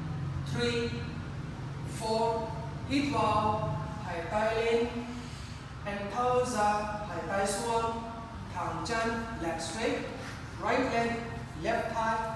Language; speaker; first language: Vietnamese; non-native, learner; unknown